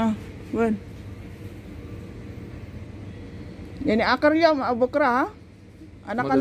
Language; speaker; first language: Arabic; non-native, learner; Filipino